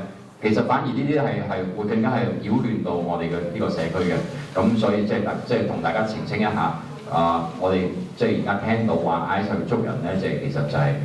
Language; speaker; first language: Cantonese; native; Cantonese